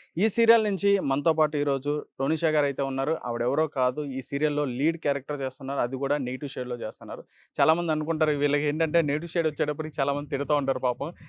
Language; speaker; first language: Telugu; native; Telugu